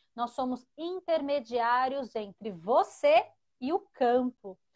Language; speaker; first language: Portuguese; native; Portuguese